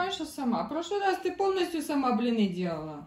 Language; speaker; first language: Russian; native; Russian